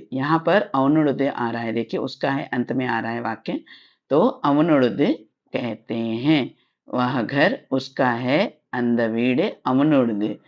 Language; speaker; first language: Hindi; non-native, local second language; Tamil